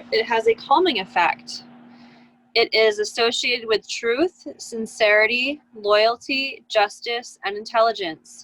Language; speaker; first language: English; native; English